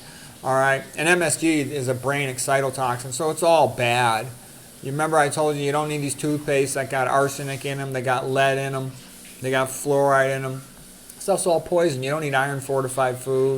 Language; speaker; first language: English; native; English